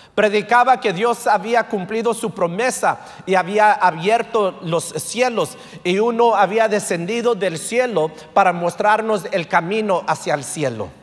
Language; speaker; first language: Spanish; early bilingual, heritage; Spanish